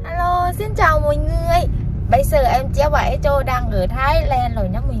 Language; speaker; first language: Vietnamese; non-native, learner; Thai